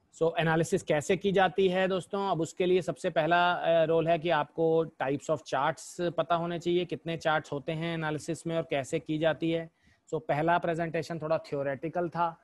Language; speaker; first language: Hindi; native; Hindi